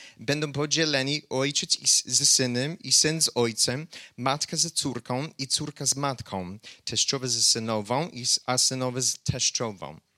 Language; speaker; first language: Polish; non-native, fluent; English